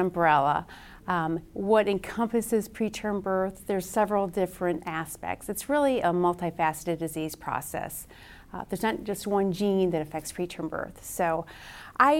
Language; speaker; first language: English; native; English